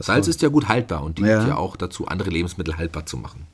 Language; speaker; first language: German; native; German